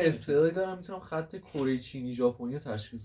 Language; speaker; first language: Persian; native; Persian